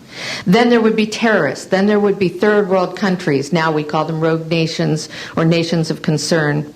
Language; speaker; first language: English; native; English